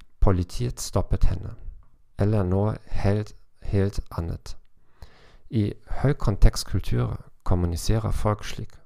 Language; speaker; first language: Norwegian; non-native, learner; German